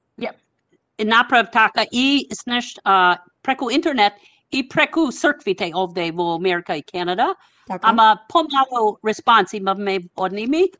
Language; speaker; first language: Macedonian; non-native, fluent; English